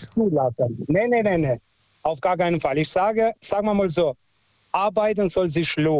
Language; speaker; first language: German; non-native, local second language; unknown